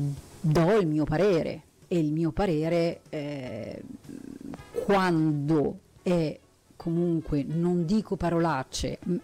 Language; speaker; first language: Italian; native; Italian